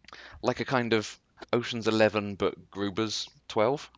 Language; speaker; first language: English; native; English